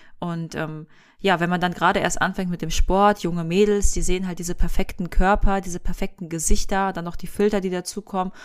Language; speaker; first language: German; early bilingual, other home language; Russian